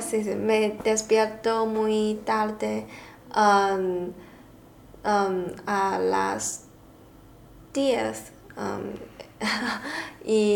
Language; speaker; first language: Spanish; non-native, learner; Chinese